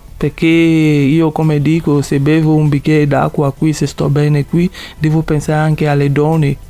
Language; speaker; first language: Italian; non-native, fluent; Bambara